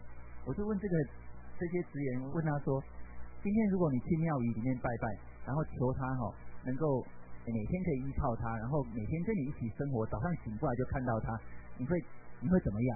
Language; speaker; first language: Chinese; native; Chinese